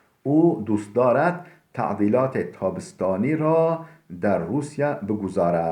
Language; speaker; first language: Persian; non-native, fluent; Turkish